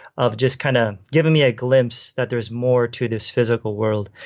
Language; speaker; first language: English; native; English